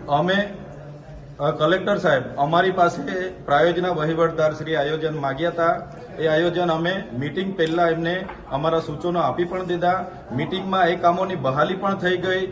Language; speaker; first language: Gujarati; non-native, local second language; Vasavi